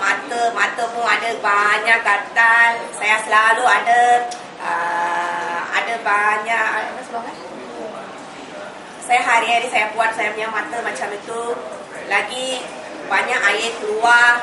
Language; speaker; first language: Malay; non-native, local second language; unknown